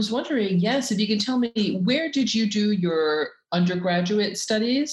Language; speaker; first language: English; native; English